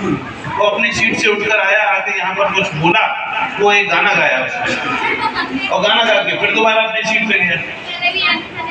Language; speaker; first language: Hindi; native; Hindi